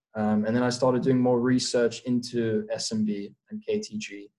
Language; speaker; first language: English; native; English